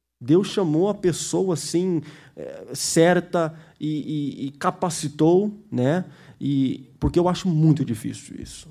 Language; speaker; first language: Portuguese; early bilingual, heritage; Portuguese